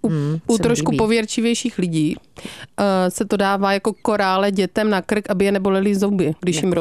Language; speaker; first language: Czech; native; Czech